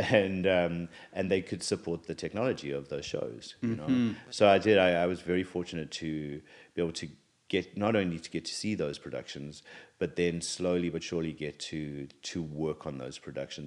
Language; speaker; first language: English; native; English